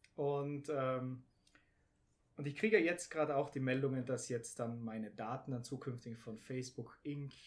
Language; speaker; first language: German; native; German